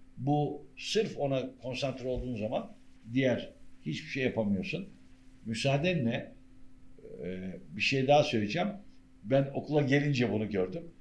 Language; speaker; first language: Turkish; native; Turkish